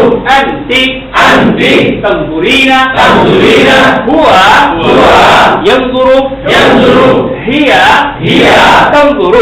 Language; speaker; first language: Arabic; non-native, fluent; Bangla